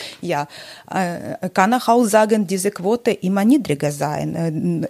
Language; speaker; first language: German; non-native, learner; Ukrainian